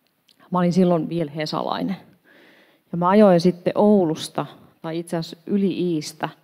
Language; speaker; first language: Finnish; native; Finnish